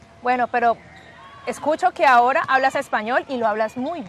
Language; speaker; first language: Spanish; native; Spanish